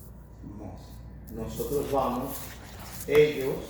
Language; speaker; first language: Spanish; non-native, learner; English